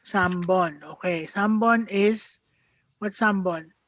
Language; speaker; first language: Korean; non-native, learner; Filipino